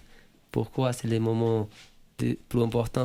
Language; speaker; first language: French; non-native, fluent; Portuguese